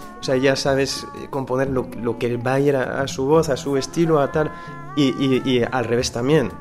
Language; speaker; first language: Spanish; non-native, fluent; French